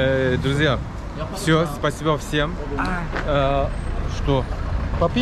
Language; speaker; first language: Russian; non-native, learner; Turkish